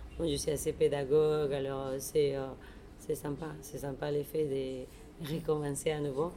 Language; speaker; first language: French; non-native, fluent; Spanish